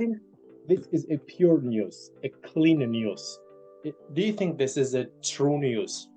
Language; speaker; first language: English; non-native, fluent; Tajik